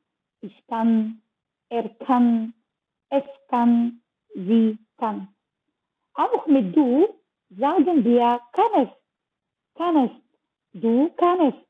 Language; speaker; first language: German; non-native, learner; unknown